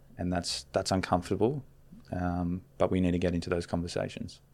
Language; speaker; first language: English; native; English